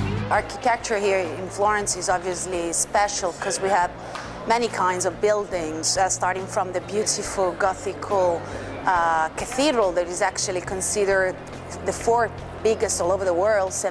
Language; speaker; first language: English; non-native, fluent; Italian